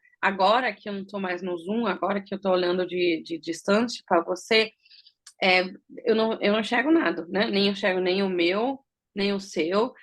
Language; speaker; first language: Portuguese; early bilingual, heritage; Portuguese